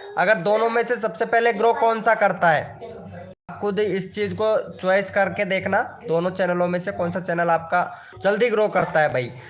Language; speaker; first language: Hindi; native; Hindi